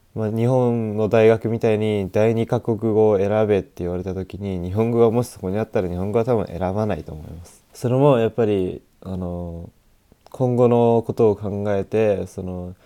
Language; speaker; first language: Japanese; native; Japanese